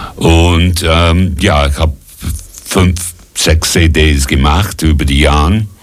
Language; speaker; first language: German; non-native, fluent; English